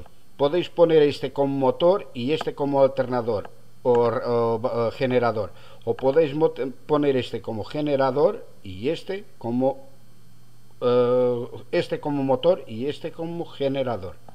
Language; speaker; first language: Spanish; non-native, fluent; Portuguese